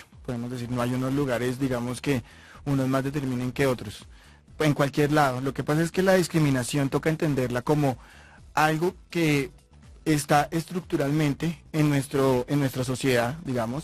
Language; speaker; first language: Spanish; native; Spanish